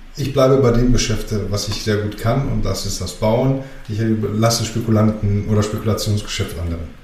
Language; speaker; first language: German; early bilingual, other home language; Greek